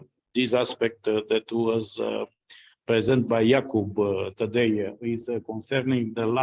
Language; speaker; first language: English; non-native, fluent; Romanian